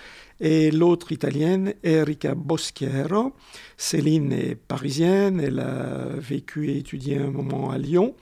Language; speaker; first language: French; native; French